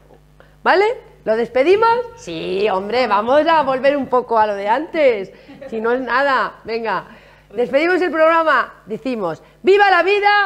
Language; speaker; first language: Spanish; native; Spanish